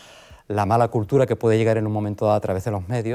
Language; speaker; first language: Spanish; native; Spanish